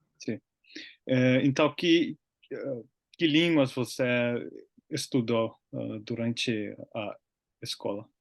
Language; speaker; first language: Portuguese; non-native, learner; Finnish